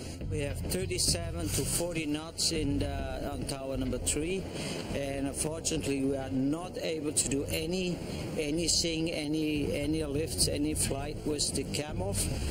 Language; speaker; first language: English; non-native, fluent; German